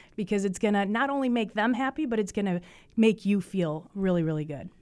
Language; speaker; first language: English; early bilingual, other home language; Spanish